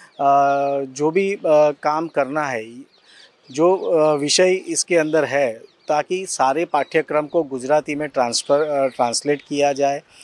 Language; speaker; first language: Hindi; non-native, local second language; Gujarati